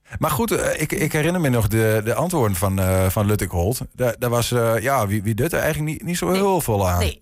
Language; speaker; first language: Dutch; native; Dutch